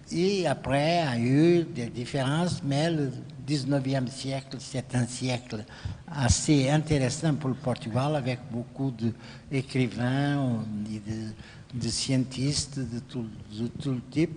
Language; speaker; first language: French; non-native, fluent; Portuguese